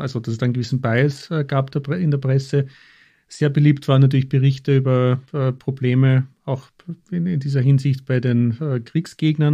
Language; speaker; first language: German; native; German